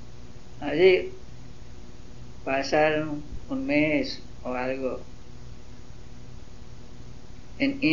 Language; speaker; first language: Spanish; non-native, learner; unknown